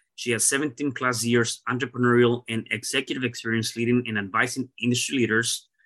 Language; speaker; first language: English; early bilingual, other home language; Spanish